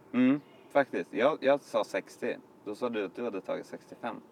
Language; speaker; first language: Swedish; native; Swedish